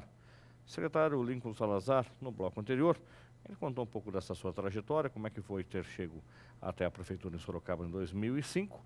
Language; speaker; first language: Portuguese; native; Portuguese